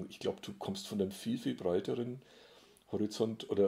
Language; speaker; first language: German; native; German